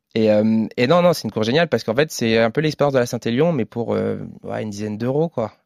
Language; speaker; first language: French; native; French